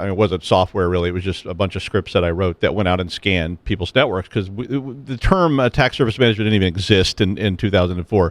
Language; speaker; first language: English; native; English